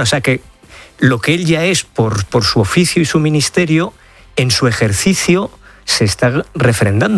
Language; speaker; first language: Spanish; native; Spanish